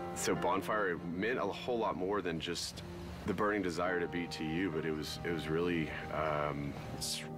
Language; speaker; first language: English; native; English